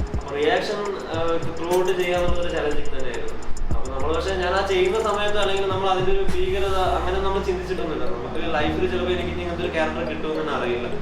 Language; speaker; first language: Malayalam; native; Malayalam